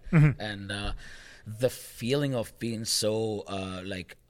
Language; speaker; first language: English; early bilingual, other home language; Spanish